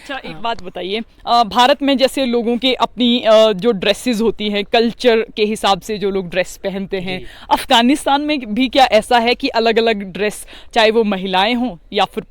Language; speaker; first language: Hindi; native; Hindi